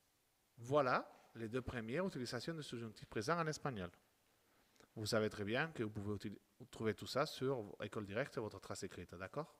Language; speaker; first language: French; non-native, fluent; Spanish